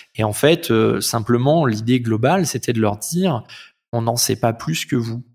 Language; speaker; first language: French; native; French